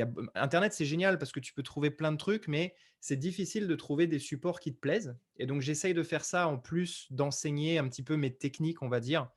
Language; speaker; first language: French; native; French